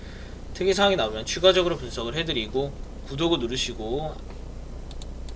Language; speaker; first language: Korean; native; Korean